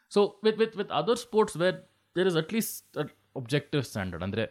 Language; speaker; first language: English; non-native, local second language; Kannada